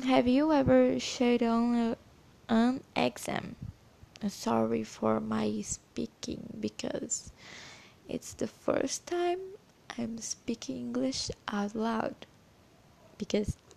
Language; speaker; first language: English; non-native, learner; Portuguese